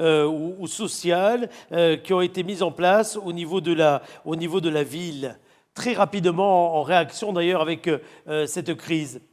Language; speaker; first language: French; native; French